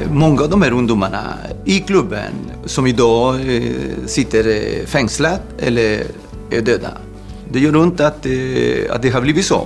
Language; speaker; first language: Swedish; non-native, fluent; Spanish